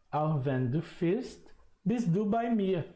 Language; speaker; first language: German; non-native, fluent; Portuguese